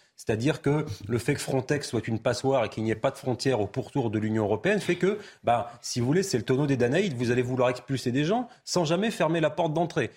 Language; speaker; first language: French; native; French